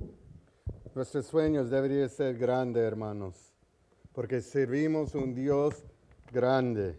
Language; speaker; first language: Spanish; early bilingual, heritage; English